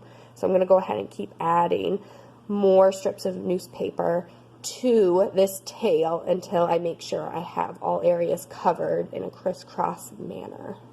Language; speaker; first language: English; native; English